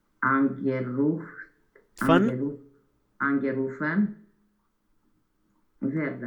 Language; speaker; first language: German; non-native, learner; Romanian